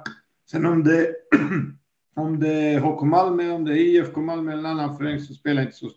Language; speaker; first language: Swedish; non-native, fluent; Serbian